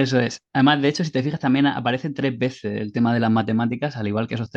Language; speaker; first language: Spanish; native; Spanish